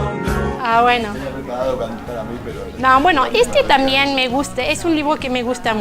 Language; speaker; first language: Spanish; non-native, fluent; French